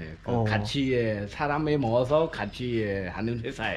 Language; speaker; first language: Korean; non-native, learner; Khmer